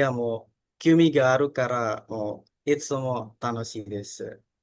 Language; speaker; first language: Japanese; non-native, learner; Indonesian